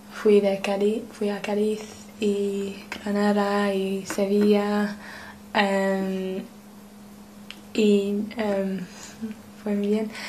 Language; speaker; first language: Spanish; non-native, learner; English